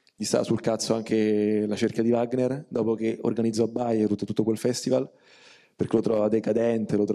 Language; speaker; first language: Italian; native; Italian